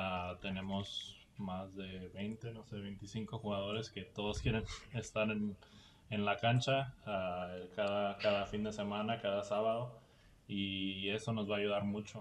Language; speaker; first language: Spanish; early bilingual, heritage; Spanish